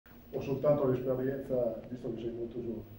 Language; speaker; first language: Italian; native; Italian